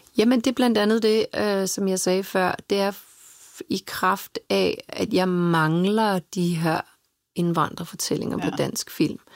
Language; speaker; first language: Danish; early bilingual, other home language; Serbian